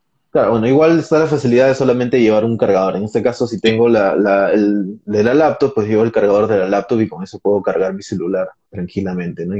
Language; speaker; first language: Spanish; native; Spanish